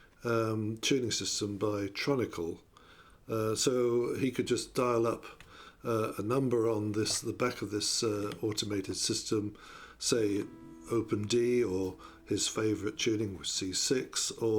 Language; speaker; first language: English; native; English